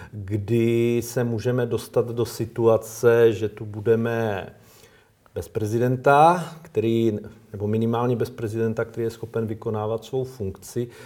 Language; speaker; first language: Czech; native; Czech